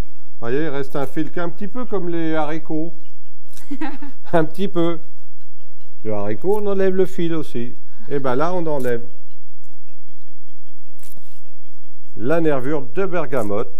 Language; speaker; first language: French; native; French